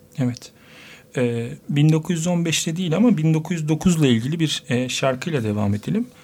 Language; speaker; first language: Turkish; native; Turkish